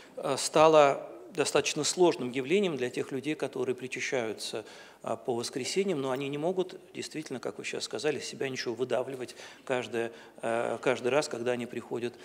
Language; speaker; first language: Russian; native; Russian